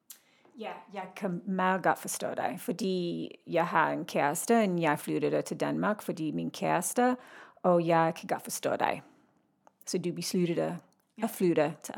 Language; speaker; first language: Danish; non-native, learner; English